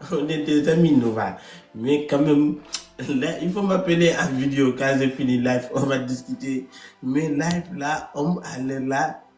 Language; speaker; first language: French; non-native, local second language; Wolof